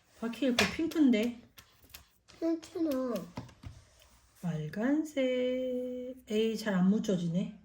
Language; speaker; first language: Korean; native; Korean